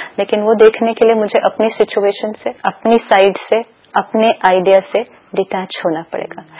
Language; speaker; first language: Hindi; native; Hindi